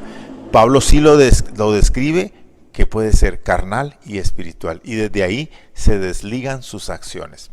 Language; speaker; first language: Spanish; native; Spanish